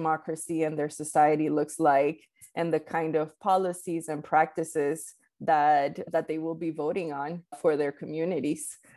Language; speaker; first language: English; early bilingual, other home language; Spanish